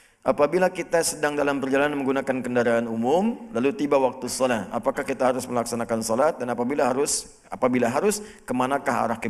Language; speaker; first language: Indonesian; native; Indonesian